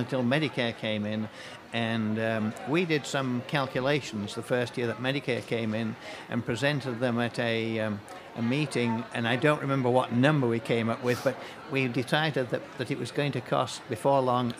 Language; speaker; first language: English; native; English